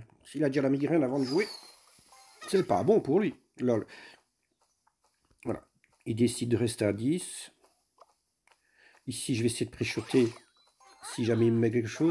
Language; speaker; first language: French; native; French